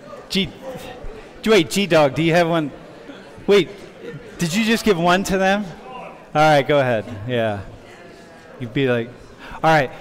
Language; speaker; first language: English; native; English